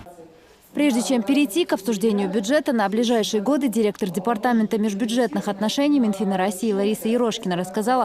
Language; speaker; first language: Russian; native; Russian